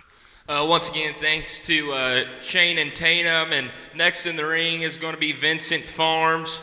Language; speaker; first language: English; native; English